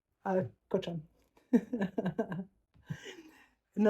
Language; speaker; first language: Turkish; non-native, learner; Bosnian